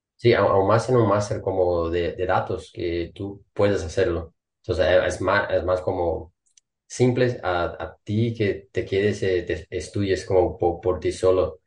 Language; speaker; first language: Spanish; non-native, fluent; Portuguese